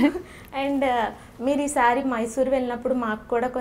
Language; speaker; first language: Telugu; native; Telugu